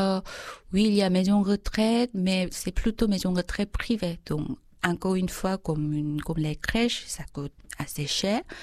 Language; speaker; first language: French; non-native, fluent; Korean